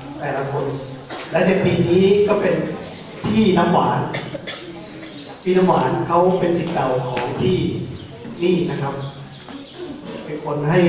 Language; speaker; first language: Thai; native; Thai